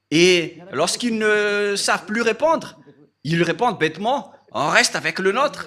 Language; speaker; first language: French; non-native, local second language; Malagasy